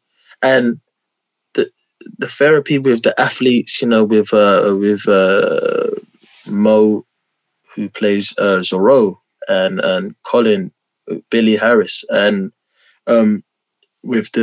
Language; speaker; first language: English; native; English